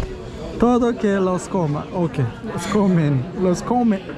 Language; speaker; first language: Spanish; non-native, learner; English